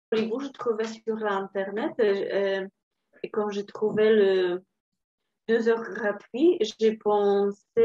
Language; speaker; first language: French; non-native, learner; Polish